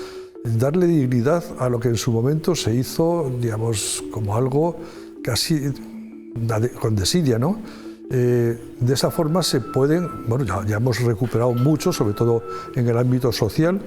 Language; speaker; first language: Spanish; native; Spanish